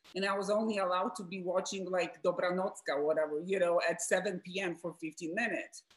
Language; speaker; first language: English; non-native, fluent; Polish